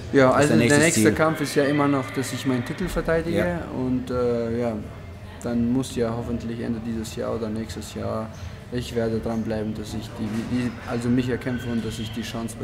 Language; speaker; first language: German; non-native, fluent; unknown